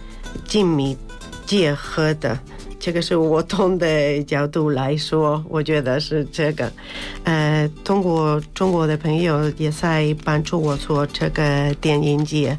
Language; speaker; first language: Chinese; non-native, learner; Spanish